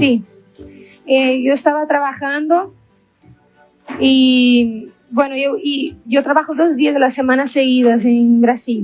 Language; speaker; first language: Spanish; non-native, learner; Portuguese